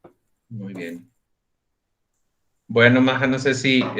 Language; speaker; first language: Spanish; native; Spanish